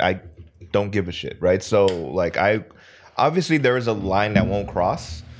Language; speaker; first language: English; early bilingual, other home language; Korean